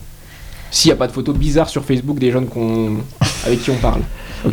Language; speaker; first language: French; native; French